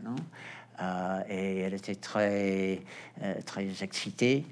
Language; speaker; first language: French; non-native, fluent; Portuguese